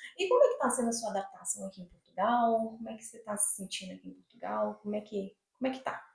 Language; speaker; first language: Portuguese; native; Portuguese